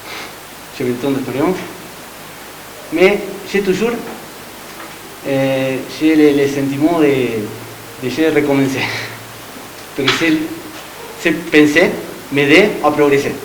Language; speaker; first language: French; non-native, learner; Spanish